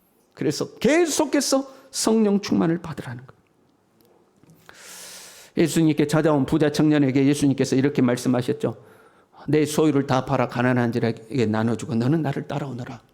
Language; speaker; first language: Korean; native; Korean